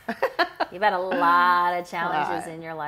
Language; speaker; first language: English; native; English